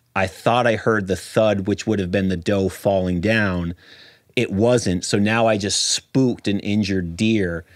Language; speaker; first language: English; native; English